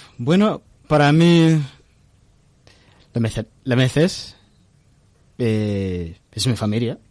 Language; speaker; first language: Spanish; non-native, learner; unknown